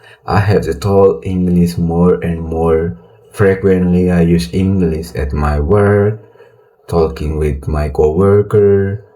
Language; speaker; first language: English; non-native, learner; Indonesian